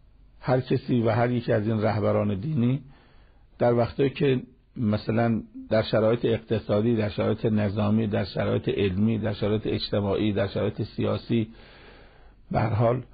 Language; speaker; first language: Persian; native; Persian